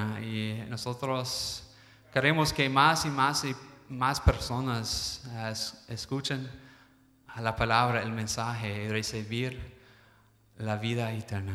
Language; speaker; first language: Spanish; non-native, fluent; English